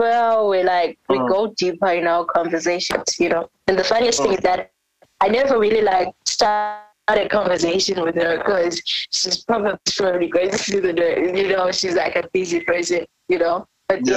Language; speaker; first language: English; non-native, local second language; North Ndebele